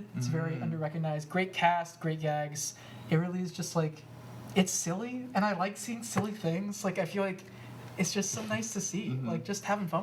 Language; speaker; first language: English; native; English